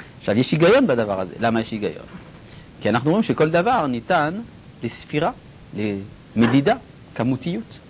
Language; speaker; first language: Hebrew; non-native, fluent; French